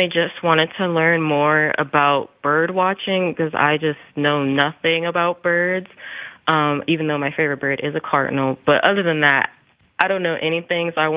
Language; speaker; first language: English; native; English